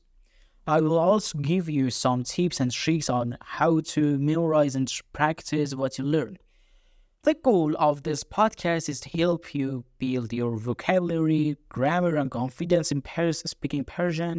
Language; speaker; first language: English; non-native, fluent; Persian